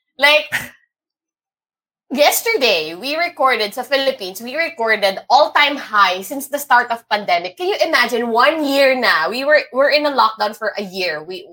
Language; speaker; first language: English; non-native, local second language; Filipino